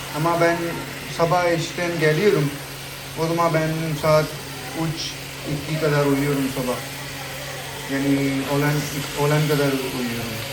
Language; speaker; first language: Turkish; non-native, learner; Urdu